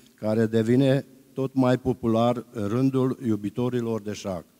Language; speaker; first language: Romanian; non-native, local second language; Hungarian